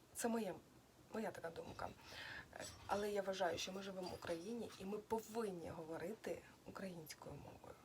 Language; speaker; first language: Ukrainian; non-native, local second language; Russian